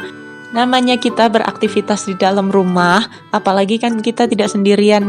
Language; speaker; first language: Indonesian; native; Indonesian